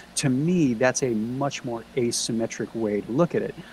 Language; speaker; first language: English; native; English